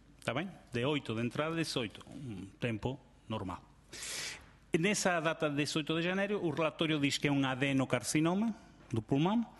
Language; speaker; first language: Portuguese; non-native, fluent; Spanish